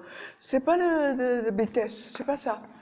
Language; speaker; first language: French; non-native, learner; Japanese